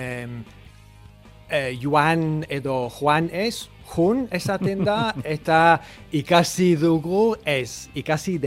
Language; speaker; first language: Basque; non-native, learner; English